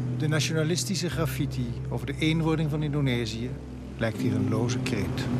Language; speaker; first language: Dutch; native; Dutch